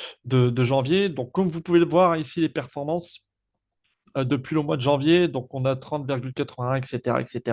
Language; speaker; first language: French; native; French